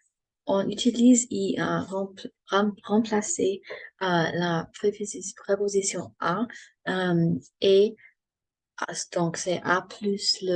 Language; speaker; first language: French; non-native, learner; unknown